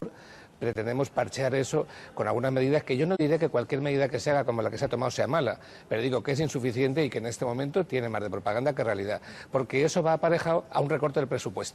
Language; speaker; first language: Spanish; native; Spanish